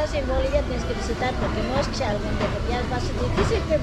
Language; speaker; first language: Spanish; native; Spanish